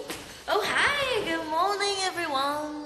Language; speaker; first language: English; non-native, learner; Russian